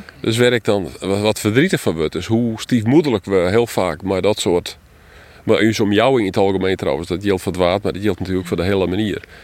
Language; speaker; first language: Dutch; non-native, local second language; Western Frisian